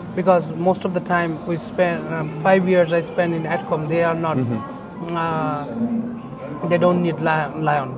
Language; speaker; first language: English; non-native, local second language; Bangla